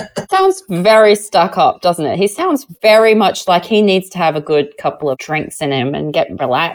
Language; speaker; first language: English; native; English